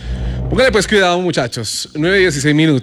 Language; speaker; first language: Spanish; native; Spanish